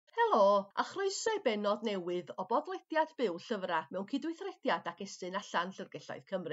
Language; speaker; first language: Welsh; native; Welsh